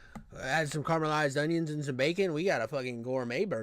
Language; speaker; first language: English; native; English